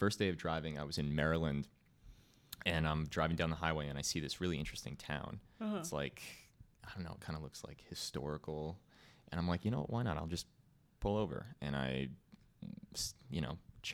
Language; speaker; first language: English; native; English